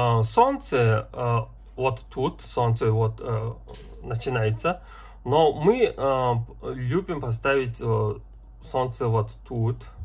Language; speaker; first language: Russian; non-native, learner; Mongolian